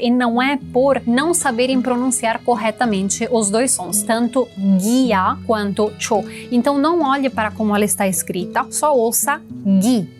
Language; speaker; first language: Portuguese; non-native, fluent; Italian